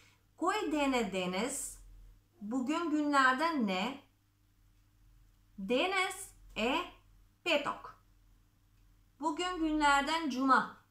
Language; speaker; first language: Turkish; non-native, fluent; Macedonian